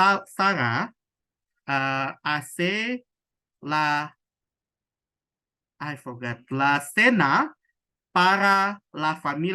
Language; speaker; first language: Spanish; non-native, learner; Indonesian